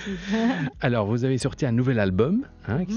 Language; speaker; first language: French; native; French